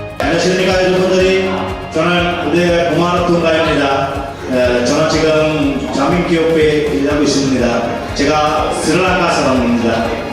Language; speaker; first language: Korean; non-native, learner; Sinhala